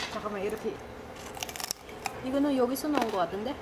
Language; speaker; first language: Korean; non-native, learner; Filipino